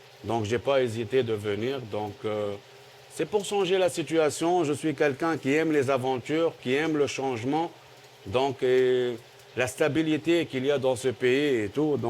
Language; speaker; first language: French; non-native, local second language; Arabic